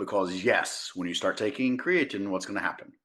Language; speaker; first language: English; native; English